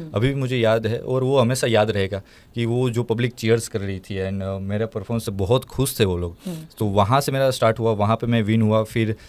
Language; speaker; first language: Hindi; non-native, local second language; Gujarati